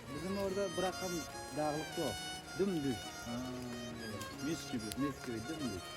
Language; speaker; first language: Turkish; non-native, learner; Persian